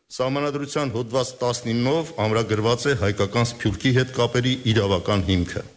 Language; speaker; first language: Armenian; native; Armenian